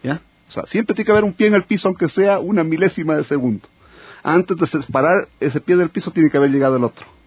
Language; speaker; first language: Spanish; native; Spanish